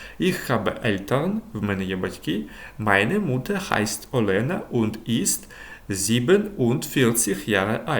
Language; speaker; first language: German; non-native, fluent; Ukrainian